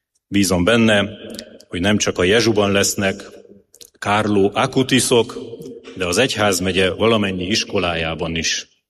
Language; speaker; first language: Hungarian; native; Hungarian